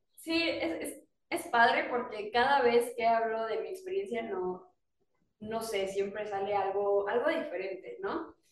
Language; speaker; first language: Spanish; native; Spanish